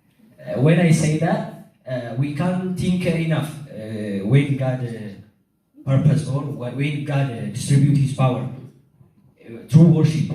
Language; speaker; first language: English; non-native, learner; Oromo